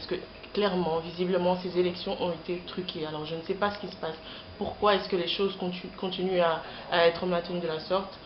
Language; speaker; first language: French; non-native, local second language; Lingala